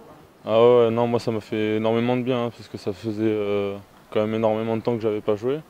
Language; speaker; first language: French; native; French